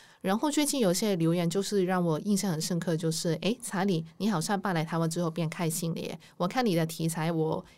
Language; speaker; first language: Chinese; non-native, local second language; Cantonese